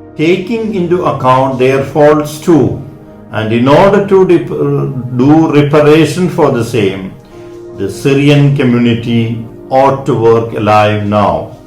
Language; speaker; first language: English; non-native, local second language; Malayalam